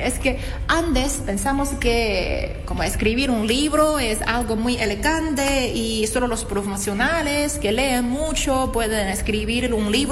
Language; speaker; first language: Spanish; non-native, fluent; Chinese